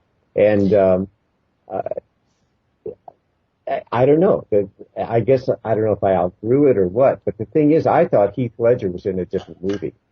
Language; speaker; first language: English; native; English